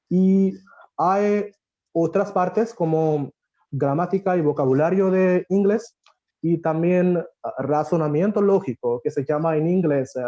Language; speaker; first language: Spanish; non-native, fluent; Bangla